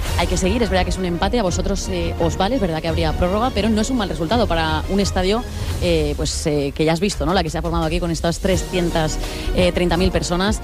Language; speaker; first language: Spanish; native; Spanish